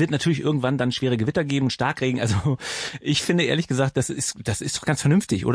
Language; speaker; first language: German; native; German